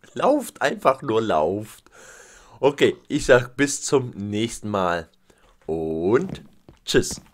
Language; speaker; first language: German; native; German